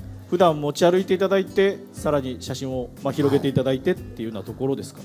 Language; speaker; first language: Japanese; native; Japanese